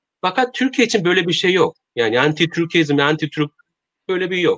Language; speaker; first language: Turkish; non-native, learner; Korean